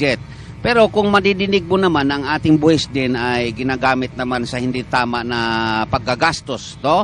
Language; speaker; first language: Filipino; native; Filipino